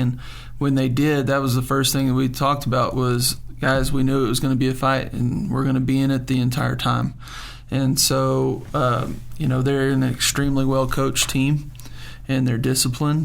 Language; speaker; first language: English; native; English